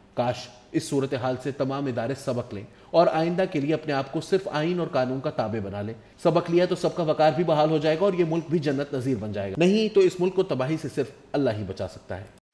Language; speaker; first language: Urdu; non-native, local second language; Pashto